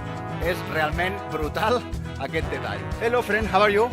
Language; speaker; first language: Catalan; native; Catalan